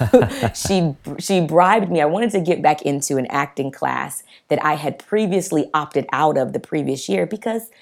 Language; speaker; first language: English; native; English